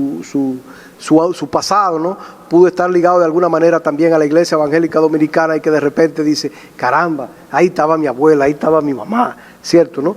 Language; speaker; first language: Spanish; native; Spanish